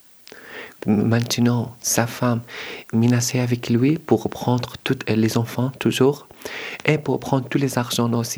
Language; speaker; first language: French; non-native, learner; Arabic